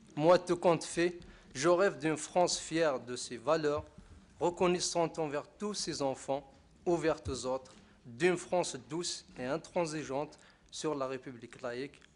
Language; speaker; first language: French; non-native, local second language; Arabic